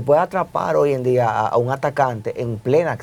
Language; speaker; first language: Spanish; native; Spanish